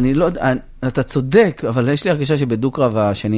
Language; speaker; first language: Hebrew; native; Hebrew